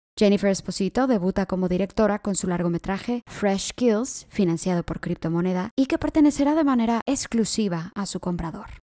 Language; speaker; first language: Spanish; native; Spanish